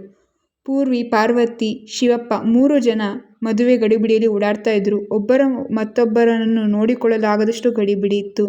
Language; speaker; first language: Kannada; native; Kannada